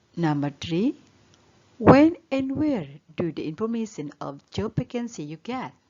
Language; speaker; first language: English; non-native, learner; Indonesian